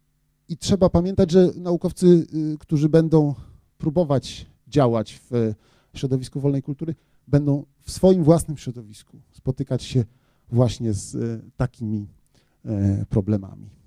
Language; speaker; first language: Polish; native; Polish